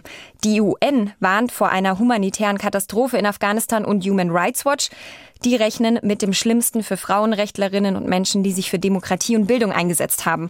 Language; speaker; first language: German; native; German